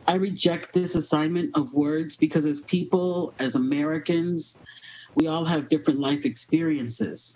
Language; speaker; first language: English; native; English